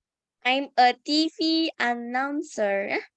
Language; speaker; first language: English; non-native, learner; Indonesian